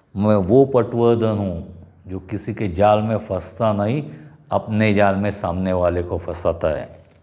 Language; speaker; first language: Hindi; non-native, local second language; Marathi